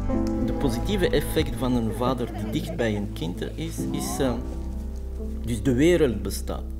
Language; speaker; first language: Dutch; non-native, fluent; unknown